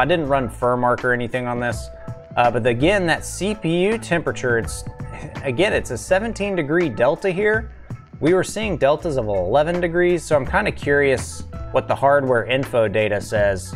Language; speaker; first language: English; native; English